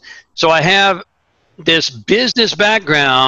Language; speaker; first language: English; native; English